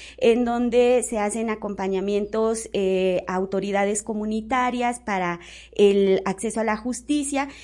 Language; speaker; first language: Spanish; non-native, local second language; Zapotec